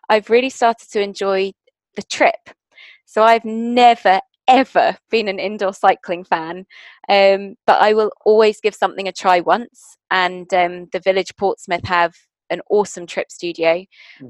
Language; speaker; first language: English; native; English